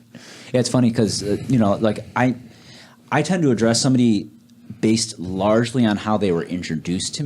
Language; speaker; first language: English; native; English